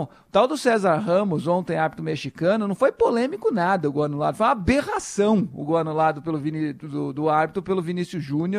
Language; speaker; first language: Portuguese; native; Portuguese